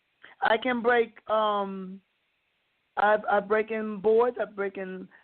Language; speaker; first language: English; native; English